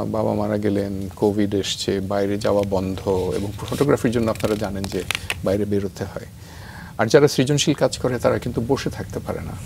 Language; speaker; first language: Bangla; native; Bangla